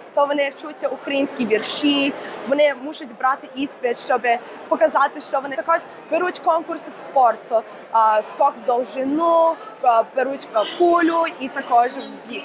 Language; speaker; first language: Ukrainian; early bilingual, heritage; Ukrainian